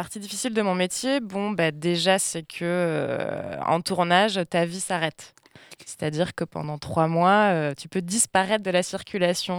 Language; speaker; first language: French; native; French